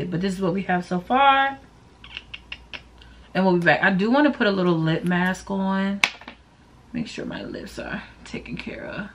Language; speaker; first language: English; native; English